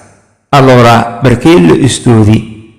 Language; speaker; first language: Italian; non-native, fluent; Somali